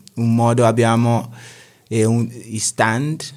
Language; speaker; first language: Italian; non-native, fluent; Akan